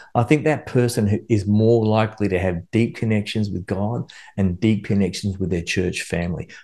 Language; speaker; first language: English; native; English